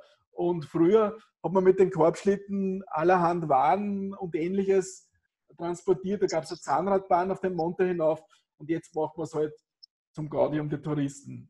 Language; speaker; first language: German; native; German